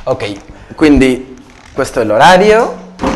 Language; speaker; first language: Italian; non-native, learner; Spanish